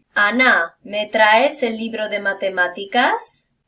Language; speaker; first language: Polish; non-native, fluent; Spanish